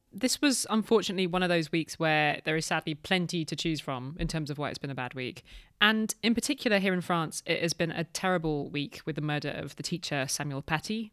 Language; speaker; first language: English; native; English